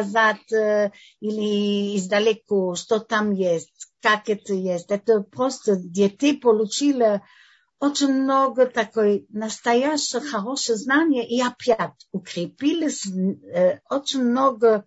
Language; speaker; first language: Russian; non-native, fluent; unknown